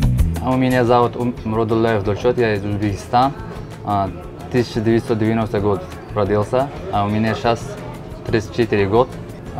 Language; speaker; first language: Russian; non-native, learner; Uzbek